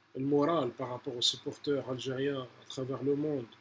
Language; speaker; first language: French; non-native, local second language; Arabic